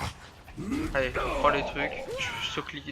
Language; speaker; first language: French; native; French